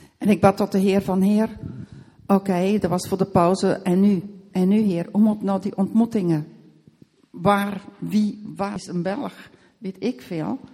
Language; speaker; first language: Dutch; native; Dutch